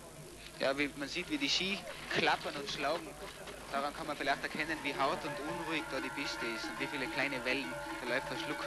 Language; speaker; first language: German; native; German